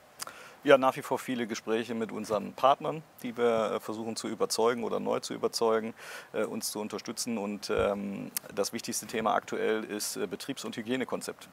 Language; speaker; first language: German; native; German